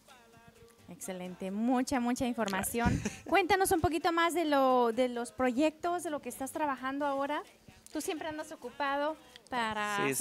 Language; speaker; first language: Spanish; native; Spanish